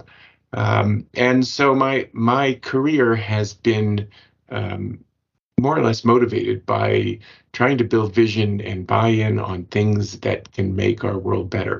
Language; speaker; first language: English; native; English